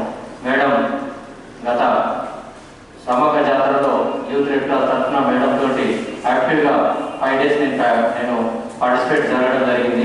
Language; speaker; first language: Telugu; native; Telugu